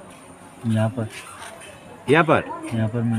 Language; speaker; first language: Hindi; non-native, learner; Rohingya